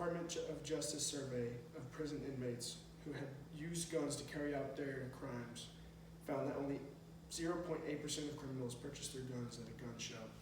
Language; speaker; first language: English; native; English